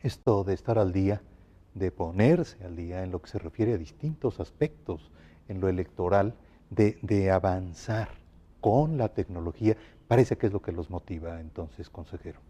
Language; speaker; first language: Spanish; native; Spanish